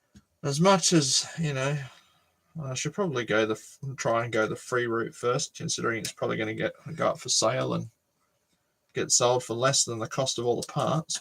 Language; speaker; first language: English; native; English